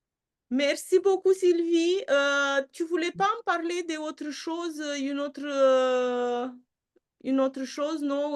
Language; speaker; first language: French; non-native, fluent; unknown